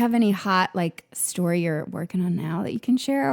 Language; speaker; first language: English; native; English